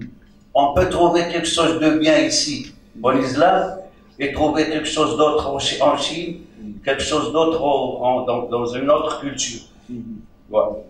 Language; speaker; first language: French; non-native, local second language; Arabic